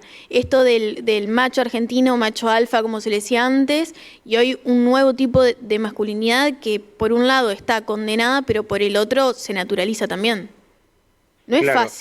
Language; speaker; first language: Spanish; native; Spanish